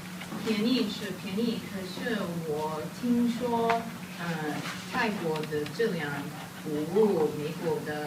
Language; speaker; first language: Chinese; non-native, learner; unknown